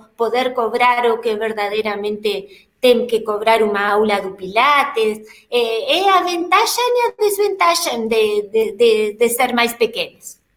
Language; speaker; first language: Portuguese; non-native, learner; Spanish